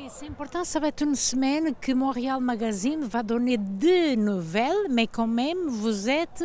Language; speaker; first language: French; early bilingual, heritage; Portuguese